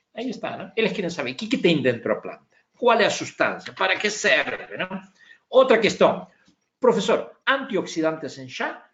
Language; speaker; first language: Portuguese; non-native, fluent; Spanish